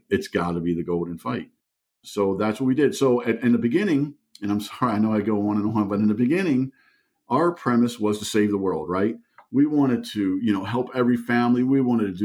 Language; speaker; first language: English; early bilingual, other home language; German